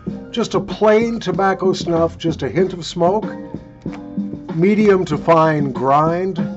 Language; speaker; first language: English; native; English